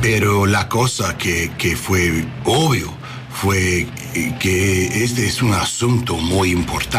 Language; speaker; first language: Spanish; non-native, learner; English